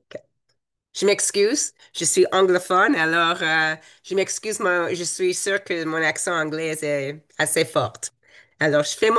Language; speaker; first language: French; non-native, fluent; English